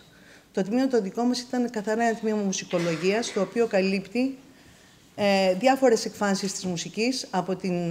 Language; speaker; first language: Greek; native; Greek